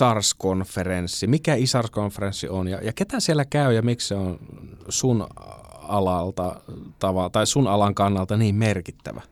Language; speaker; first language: Finnish; native; Finnish